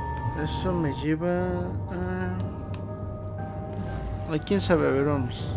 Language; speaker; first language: Spanish; native; Spanish